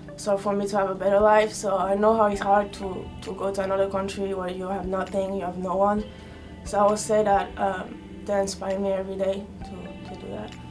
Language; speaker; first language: English; non-native, fluent; French